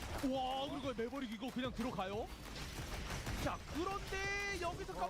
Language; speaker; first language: Korean; native; Korean